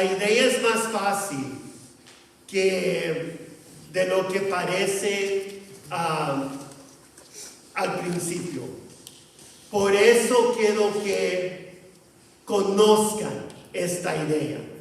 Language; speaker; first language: Spanish; non-native, fluent; English